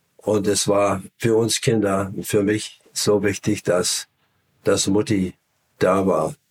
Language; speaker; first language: German; non-native, fluent; English